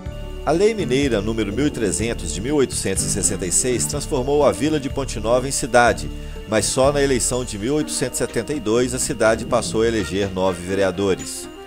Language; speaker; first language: Portuguese; native; Portuguese